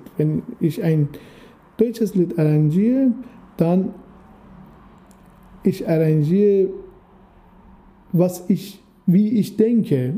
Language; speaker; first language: German; non-native, learner; Persian